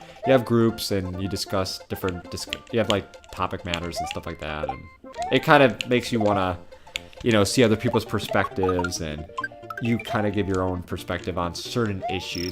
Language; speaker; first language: English; native; English